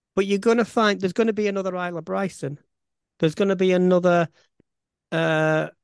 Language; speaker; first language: English; native; English